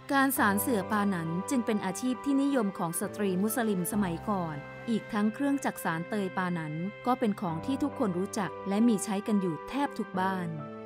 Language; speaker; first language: Thai; native; Thai